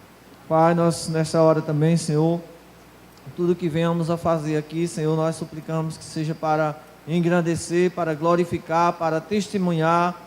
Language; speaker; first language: Portuguese; native; Portuguese